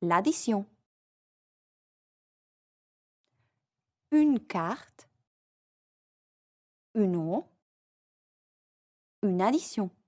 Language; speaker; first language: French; non-native, fluent; English